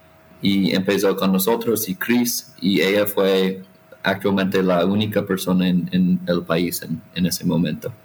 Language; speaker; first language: Spanish; non-native, fluent; English